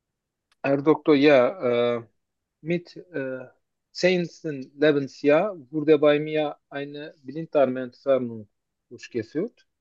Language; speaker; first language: German; non-native, learner; Turkish